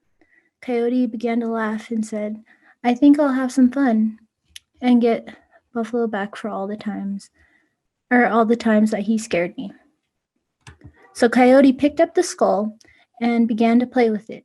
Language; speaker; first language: English; native; English